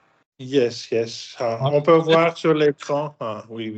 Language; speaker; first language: French; non-native, fluent; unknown